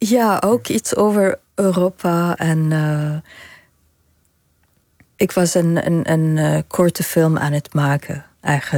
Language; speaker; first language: Dutch; non-native, fluent; Arabic